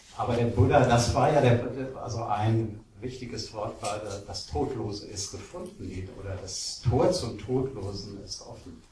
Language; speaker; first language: German; native; German